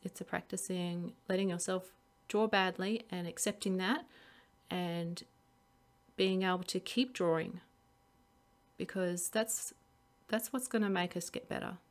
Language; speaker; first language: English; native; English